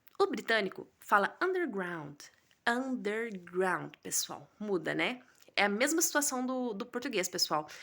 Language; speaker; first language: Portuguese; native; Portuguese